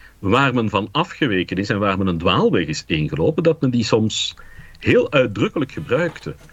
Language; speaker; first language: Dutch; native; Dutch